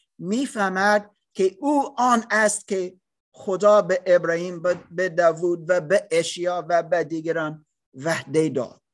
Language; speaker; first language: Persian; non-native, learner; English